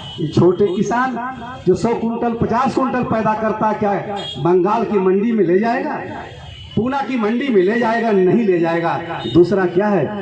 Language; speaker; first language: Hindi; native; Hindi